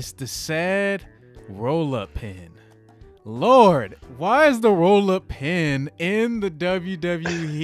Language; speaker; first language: English; native; English